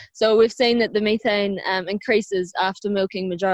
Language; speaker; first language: English; native; English